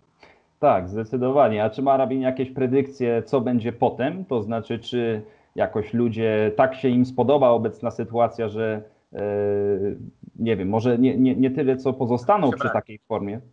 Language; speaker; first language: Polish; native; Polish